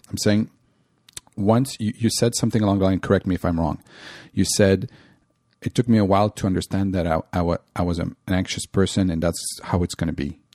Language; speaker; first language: English; non-native, local second language; French